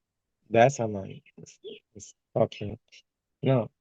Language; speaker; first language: English; non-native, learner; Sinhala